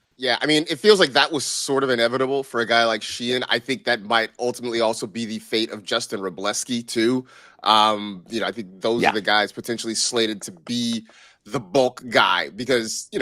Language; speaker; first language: English; native; English